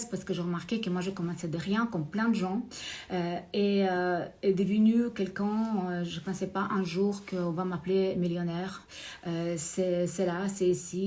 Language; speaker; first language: French; non-native, fluent; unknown